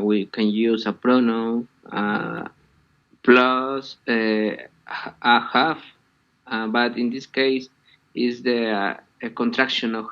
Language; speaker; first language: English; non-native, learner; Spanish